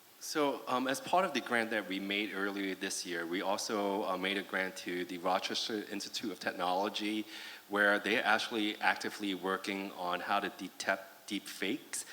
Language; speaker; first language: English; non-native, fluent; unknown